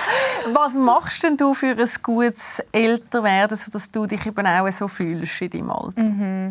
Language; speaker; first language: German; native; German